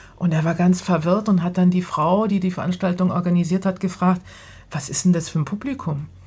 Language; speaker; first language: German; native; German